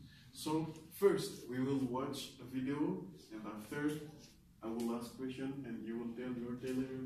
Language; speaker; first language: English; non-native, fluent; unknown